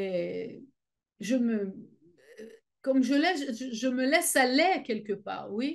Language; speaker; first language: French; non-native, fluent; Hebrew